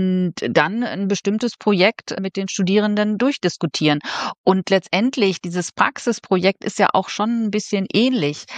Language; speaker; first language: German; native; German